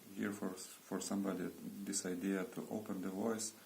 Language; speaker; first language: English; non-native, learner; Lithuanian